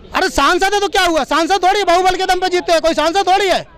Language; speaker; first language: Hindi; native; Hindi